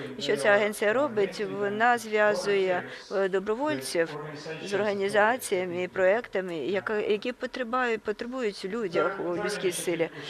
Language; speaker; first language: Ukrainian; non-native, fluent; Swedish